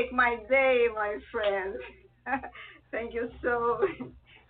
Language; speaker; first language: English; non-native, learner; Portuguese